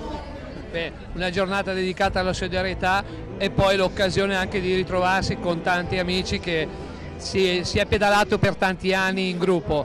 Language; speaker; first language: Italian; native; Italian